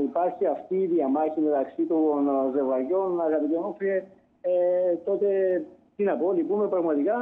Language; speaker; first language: Greek; native; Greek